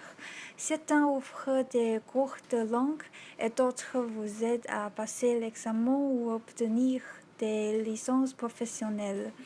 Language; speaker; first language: French; non-native, learner; Chinese